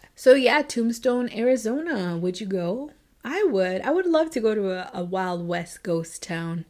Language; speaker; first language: English; native; English